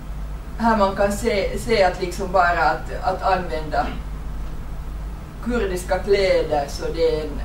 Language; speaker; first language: Swedish; non-native, fluent; Finnish